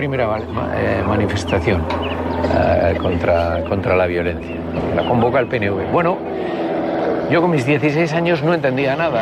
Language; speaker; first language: Spanish; native; Spanish